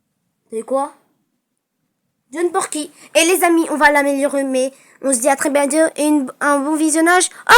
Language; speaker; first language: French; native; French